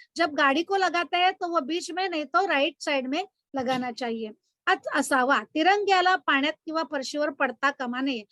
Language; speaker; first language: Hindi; non-native, local second language; Marathi